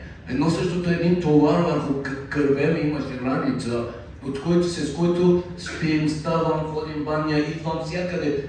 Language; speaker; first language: Bulgarian; non-native, fluent; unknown